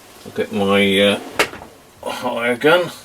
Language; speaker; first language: English; native; English